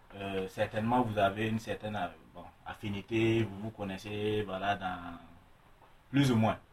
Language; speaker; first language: French; non-native, local second language; Mossi